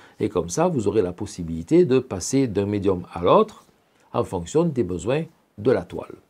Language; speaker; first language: French; native; French